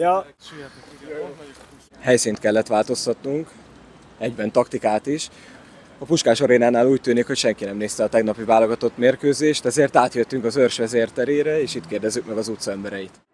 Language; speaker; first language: Hungarian; native; Hungarian